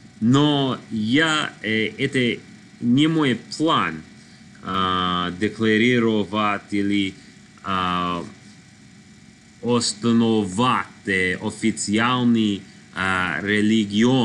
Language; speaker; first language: Russian; non-native, learner; English